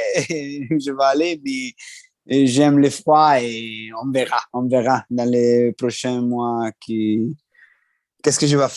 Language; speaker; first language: French; non-native, learner; Italian